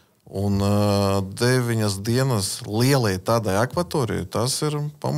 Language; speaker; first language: Latvian; non-native, learner; Russian